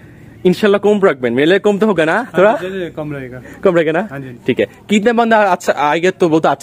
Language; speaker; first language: Hindi; non-native, learner; Bangla